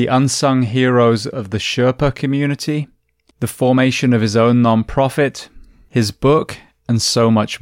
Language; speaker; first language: English; native; English